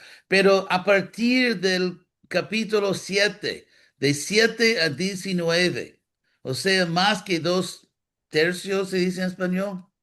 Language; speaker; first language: Spanish; non-native, fluent; English